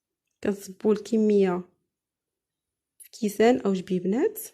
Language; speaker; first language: Arabic; native; Arabic